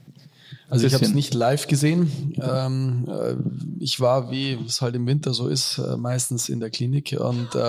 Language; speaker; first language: German; native; German